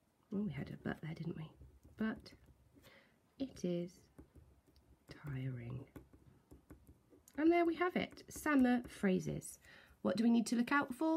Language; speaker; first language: English; native; English